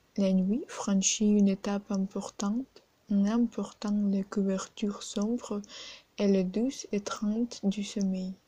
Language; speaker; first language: French; non-native, learner; Ukrainian